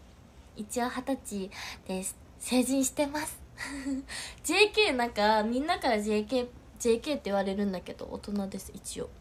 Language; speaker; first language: Japanese; native; Japanese